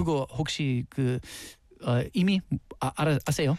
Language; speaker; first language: Korean; non-native, learner; English